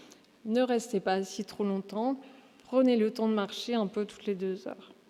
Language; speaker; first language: French; native; French